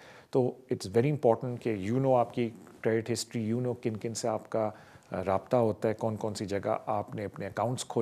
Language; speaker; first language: Urdu; native; Urdu